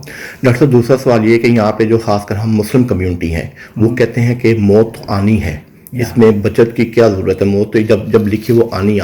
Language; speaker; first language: Urdu; native; Urdu